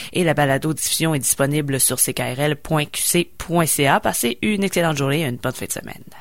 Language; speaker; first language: French; native; French